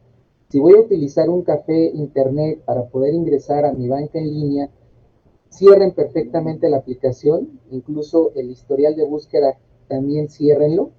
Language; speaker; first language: Spanish; native; Spanish